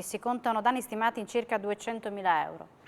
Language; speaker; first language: Italian; native; Italian